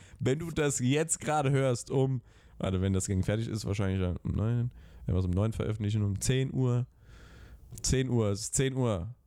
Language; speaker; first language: German; early bilingual, other home language; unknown